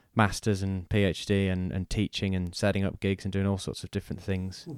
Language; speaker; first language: English; native; English